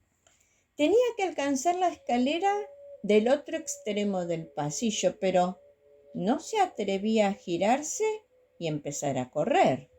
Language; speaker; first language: Spanish; native; Spanish